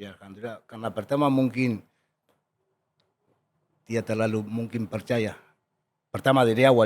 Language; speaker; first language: Indonesian; non-native, fluent; Spanish